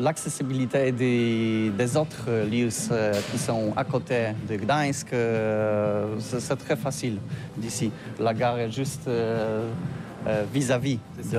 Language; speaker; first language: French; non-native, learner; Polish